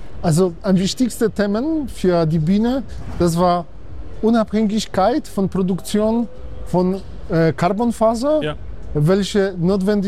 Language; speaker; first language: German; non-native, fluent; Polish